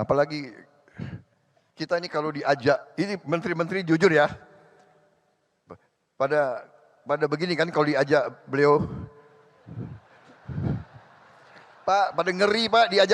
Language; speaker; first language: Indonesian; native; Indonesian